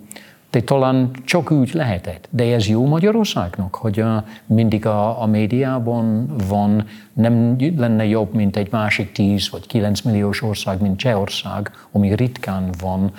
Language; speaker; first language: Hungarian; non-native, fluent; English